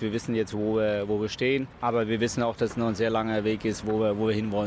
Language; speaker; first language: German; native; German